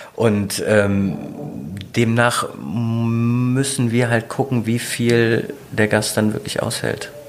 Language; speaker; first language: German; native; German